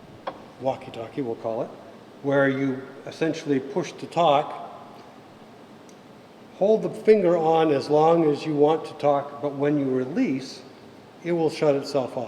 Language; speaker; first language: English; native; English